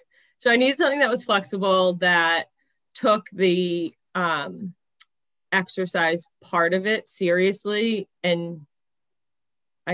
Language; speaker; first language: English; native; English